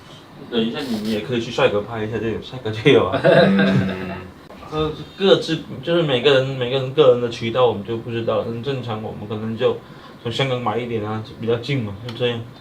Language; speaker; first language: Chinese; native; Chinese